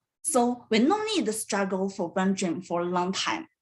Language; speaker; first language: English; non-native, learner; Chinese